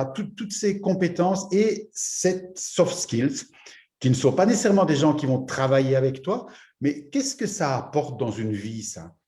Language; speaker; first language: French; native; French